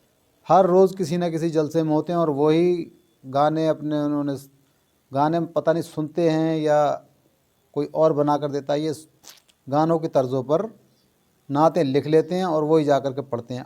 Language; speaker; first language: Urdu; native; Urdu